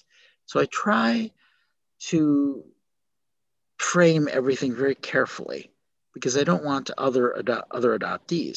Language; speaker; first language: English; native; English